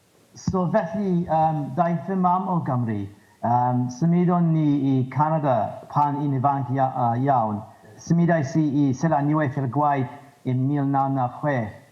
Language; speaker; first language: Welsh; non-native, learner; English